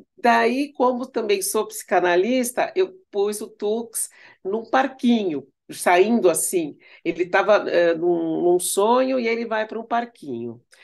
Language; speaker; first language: Portuguese; early bilingual, other home language; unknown